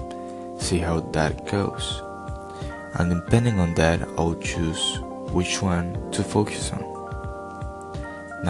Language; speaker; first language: English; non-native, fluent; Spanish